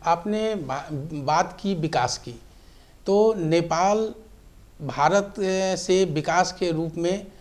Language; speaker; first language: Hindi; native; Hindi